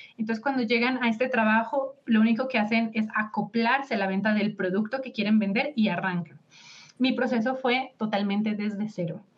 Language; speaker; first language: Spanish; native; Spanish